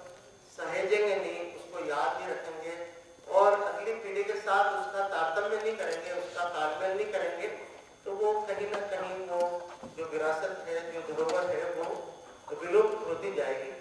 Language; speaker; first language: Hindi; native; Hindi